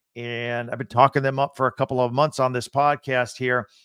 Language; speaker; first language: English; native; English